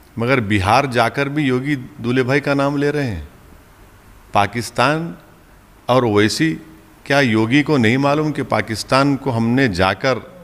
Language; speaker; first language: Hindi; non-native, local second language; Urdu